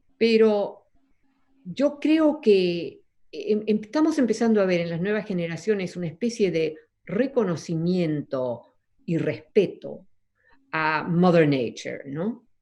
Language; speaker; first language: Spanish; early bilingual, other home language; Dutch